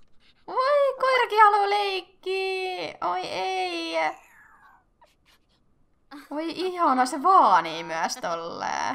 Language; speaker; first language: Finnish; native; Finnish